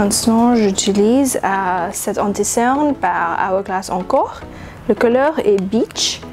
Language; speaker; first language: French; non-native, learner; English